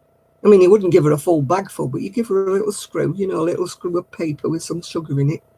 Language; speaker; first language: English; native; English